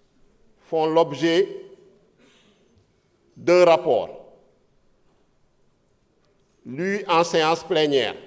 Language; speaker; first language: French; non-native, local second language; Wolof